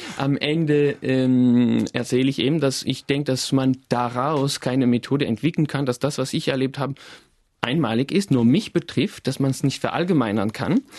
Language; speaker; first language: German; non-native, fluent; French